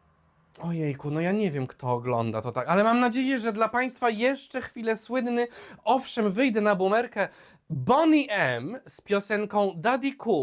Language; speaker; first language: Polish; native; Polish